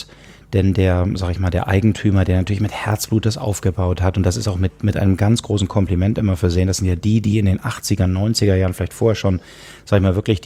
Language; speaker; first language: German; native; German